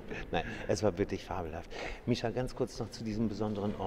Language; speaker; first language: German; native; German